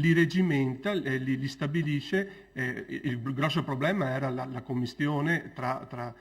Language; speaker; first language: Italian; native; Italian